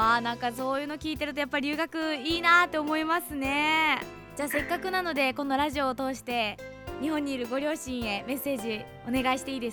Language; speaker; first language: Japanese; native; Japanese